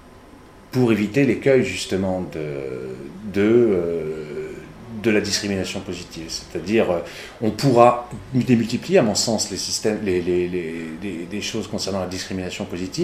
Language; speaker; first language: French; native; French